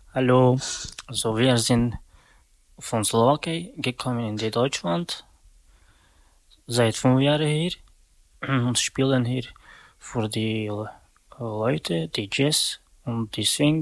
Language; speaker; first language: German; non-native, learner; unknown